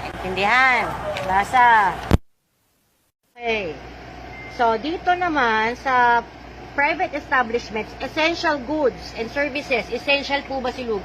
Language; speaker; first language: Filipino; native; Filipino